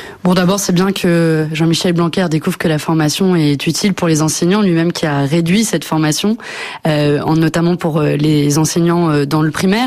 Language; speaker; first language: French; native; French